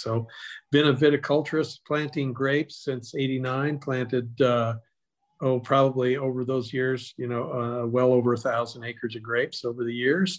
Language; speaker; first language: English; native; English